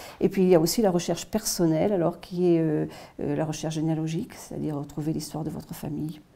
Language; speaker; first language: French; native; French